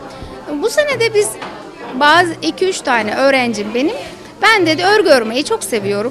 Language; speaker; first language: Turkish; native; Turkish